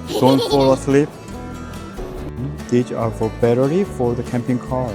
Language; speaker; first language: English; non-native, learner; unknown